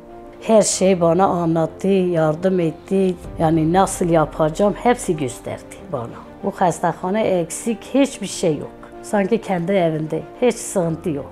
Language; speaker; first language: Turkish; non-native, local second language; Azerbaijani